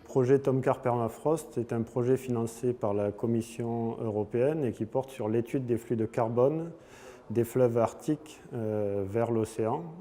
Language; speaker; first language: French; native; French